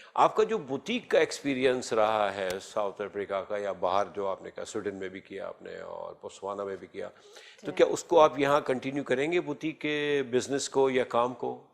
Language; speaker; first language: Urdu; native; Urdu